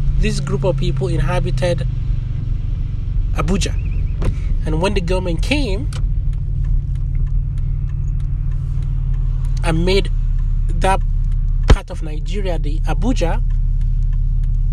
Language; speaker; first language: English; non-native, local second language; Hausa